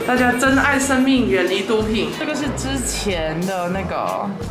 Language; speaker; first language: Chinese; early bilingual, heritage; Chinese